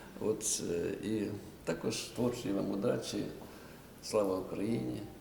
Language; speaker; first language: Ukrainian; native; Ukrainian